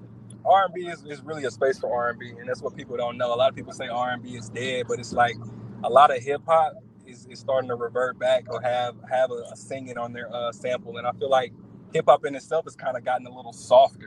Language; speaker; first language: English; native; English